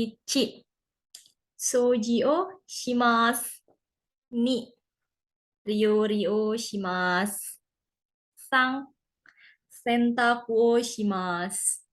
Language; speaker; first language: Japanese; non-native, fluent; Indonesian